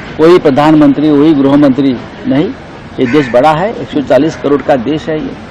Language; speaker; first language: Hindi; non-native, local second language; Marathi